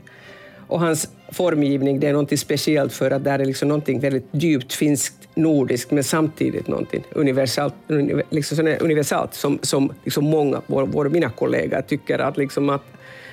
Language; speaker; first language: Swedish; non-native, local second language; Finnish